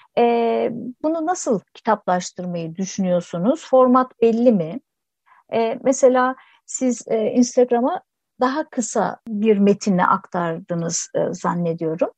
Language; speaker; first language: Turkish; native; Turkish